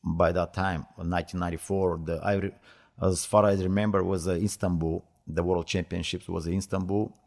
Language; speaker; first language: English; non-native, learner; Bulgarian